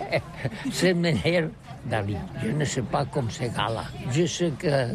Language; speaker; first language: French; non-native, learner; Catalan